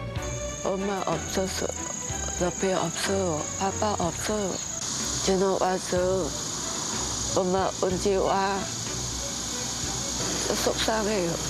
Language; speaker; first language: Korean; non-native, learner; Vietnamese